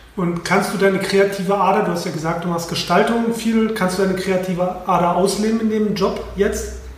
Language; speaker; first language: German; native; German